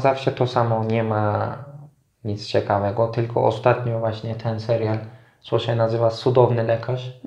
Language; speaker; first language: Polish; non-native, fluent; Turkish